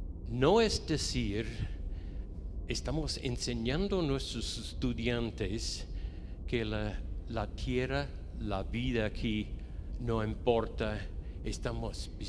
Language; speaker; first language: Spanish; non-native, fluent; English